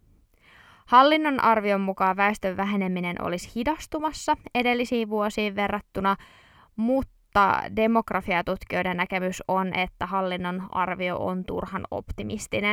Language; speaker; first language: Finnish; native; Finnish